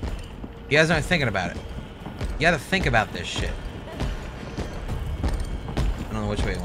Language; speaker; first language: English; native; English